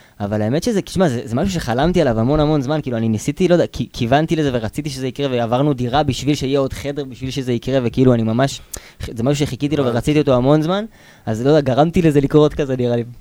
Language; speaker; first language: Hebrew; native; Hebrew